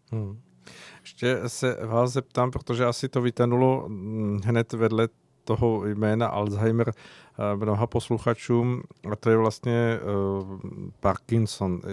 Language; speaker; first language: Czech; native; Czech